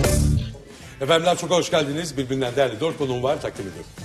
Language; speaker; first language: Turkish; native; Turkish